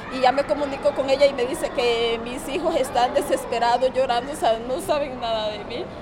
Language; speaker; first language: Spanish; native; Spanish